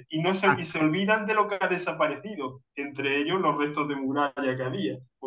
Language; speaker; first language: Spanish; native; Spanish